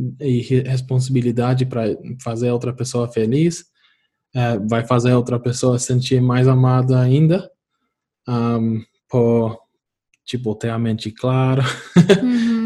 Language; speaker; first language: Portuguese; non-native, fluent; English